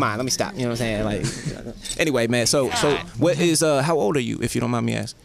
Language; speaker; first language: English; native; English